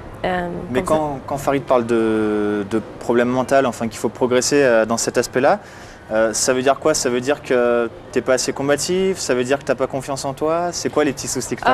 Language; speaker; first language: French; native; French